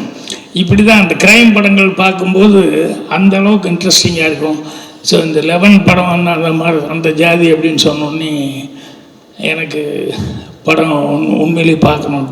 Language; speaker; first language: Tamil; native; Tamil